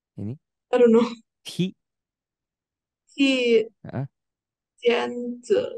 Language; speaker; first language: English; non-native, learner; Indonesian